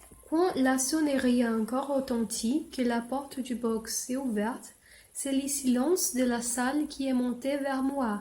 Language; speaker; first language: French; non-native, learner; English